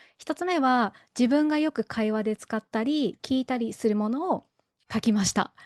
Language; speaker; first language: Japanese; native; Japanese